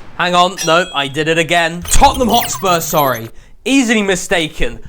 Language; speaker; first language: English; native; English